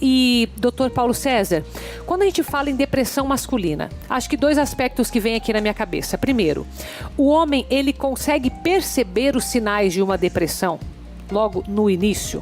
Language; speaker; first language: Portuguese; native; Portuguese